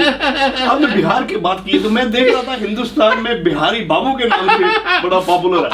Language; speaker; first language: Hindi; native; Hindi